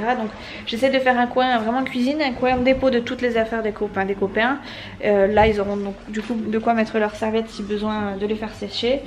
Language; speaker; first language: French; native; French